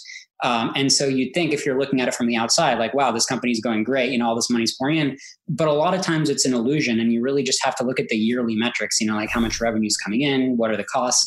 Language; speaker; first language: English; early bilingual, other home language; Hebrew